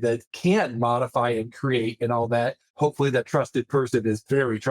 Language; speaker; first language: English; native; English